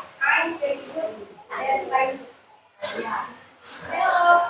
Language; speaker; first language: English; non-native, learner; Indonesian